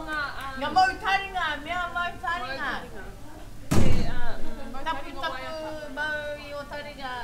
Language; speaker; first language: Māori; non-native, learner; English